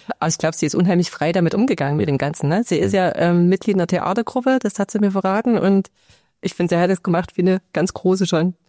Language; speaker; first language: German; native; German